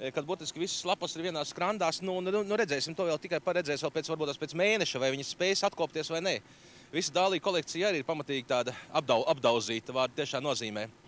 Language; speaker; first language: Latvian; native; Latvian